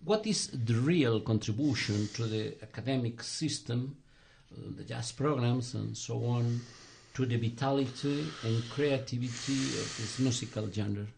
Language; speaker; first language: English; non-native, fluent; Galician